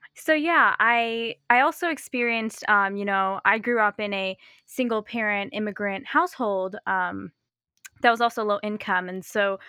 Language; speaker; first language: English; native; English